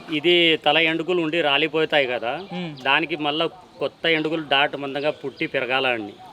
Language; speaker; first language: Telugu; non-native, local second language; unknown